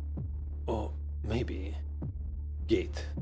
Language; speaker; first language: German; non-native, learner; English